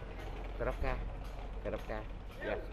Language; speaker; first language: English; non-native, learner; Vietnamese